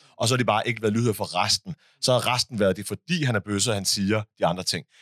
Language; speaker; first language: Danish; early bilingual, other home language; Arabic